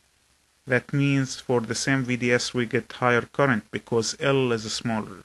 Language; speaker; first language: English; non-native, fluent; Arabic